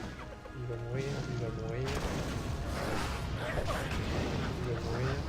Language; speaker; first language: French; native; French